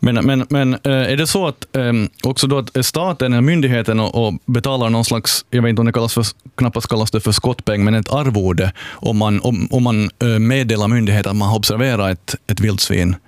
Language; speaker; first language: Swedish; native; Swedish